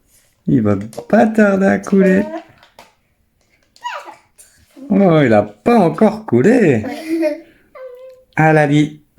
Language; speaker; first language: French; native; French